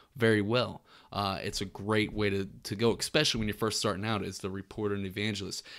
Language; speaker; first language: English; native; English